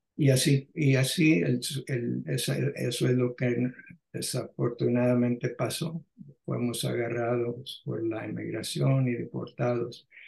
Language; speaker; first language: Spanish; early bilingual, heritage; Spanish